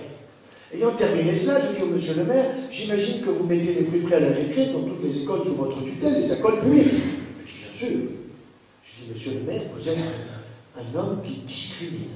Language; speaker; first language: French; native; French